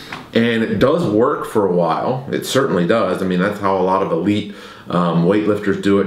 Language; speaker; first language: English; native; English